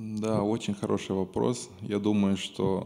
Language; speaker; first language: Russian; non-native, local second language; Romanian